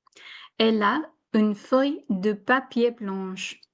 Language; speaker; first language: French; non-native, fluent; English